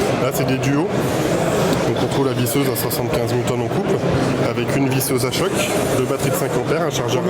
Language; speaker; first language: French; native; French